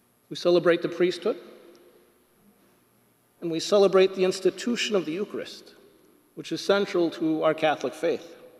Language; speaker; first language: English; native; English